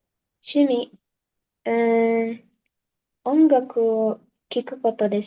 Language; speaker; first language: Japanese; non-native, learner; Indonesian